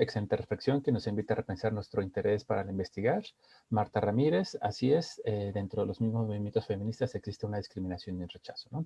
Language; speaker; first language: Spanish; native; Spanish